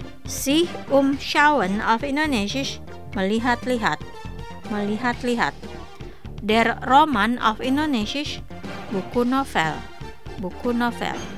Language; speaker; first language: German; non-native, learner; Indonesian